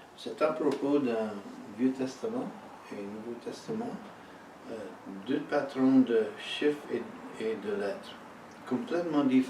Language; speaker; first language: French; early bilingual, heritage; French